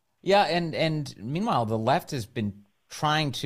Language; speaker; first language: English; native; English